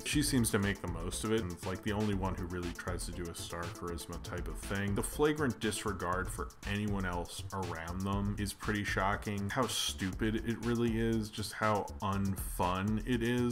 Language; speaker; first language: English; native; English